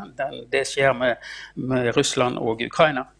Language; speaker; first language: Norwegian; non-native, fluent; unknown